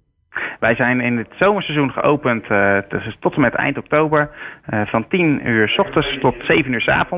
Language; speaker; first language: Dutch; native; Dutch